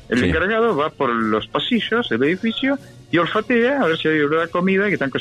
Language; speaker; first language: Spanish; native; Spanish